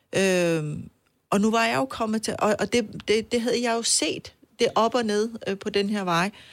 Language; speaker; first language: Danish; non-native, fluent; Persian